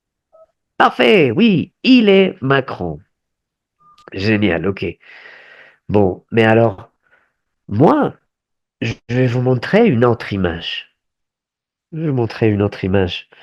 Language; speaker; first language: French; non-native, fluent; Spanish